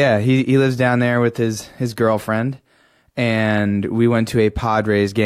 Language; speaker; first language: English; native; English